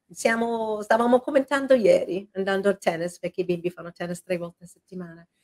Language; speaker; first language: Italian; non-native, fluent; English